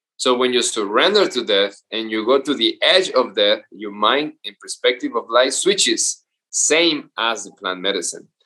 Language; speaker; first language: English; non-native, fluent; Spanish